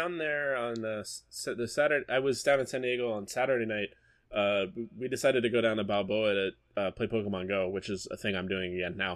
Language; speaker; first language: English; native; English